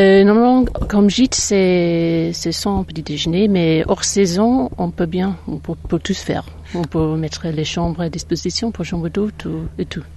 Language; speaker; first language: French; non-native, fluent; English